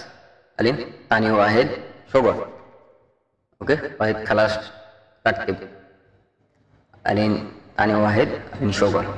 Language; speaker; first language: Arabic; non-native, learner; Bangla